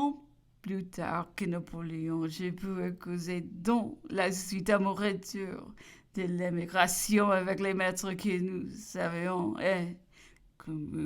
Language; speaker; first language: French; non-native, learner; English